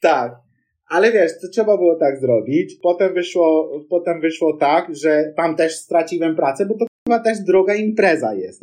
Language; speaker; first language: Polish; non-native, fluent; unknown